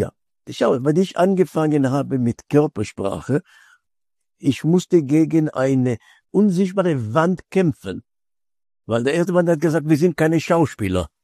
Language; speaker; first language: German; non-native, fluent; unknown